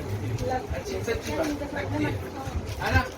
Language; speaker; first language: Hindi; native; Hindi